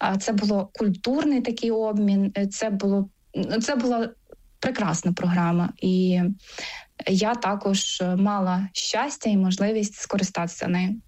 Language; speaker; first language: Ukrainian; non-native, local second language; Crimean Tatar